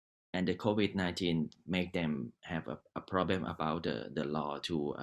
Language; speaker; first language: English; non-native, learner; Thai